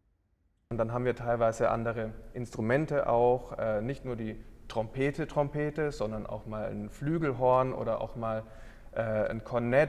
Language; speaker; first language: German; native; German